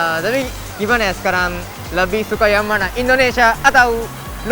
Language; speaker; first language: Indonesian; non-native, fluent; Japanese